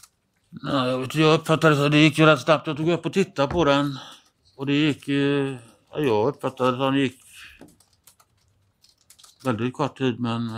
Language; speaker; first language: Swedish; native; Swedish